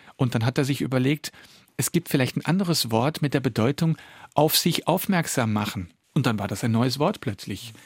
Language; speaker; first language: German; early bilingual, other home language; Dutch